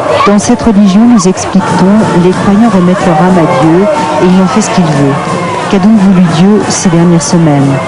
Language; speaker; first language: French; native; French